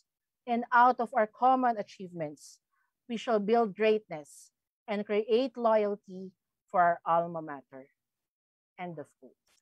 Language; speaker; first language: English; non-native, local second language; Filipino